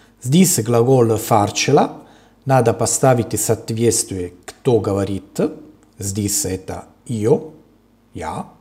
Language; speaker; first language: Russian; non-native, learner; Italian